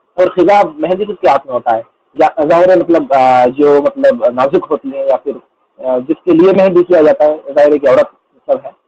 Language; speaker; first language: Urdu; non-native, local second language; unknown